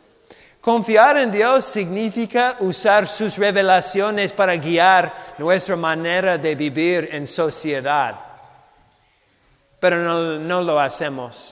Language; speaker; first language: Spanish; non-native, fluent; English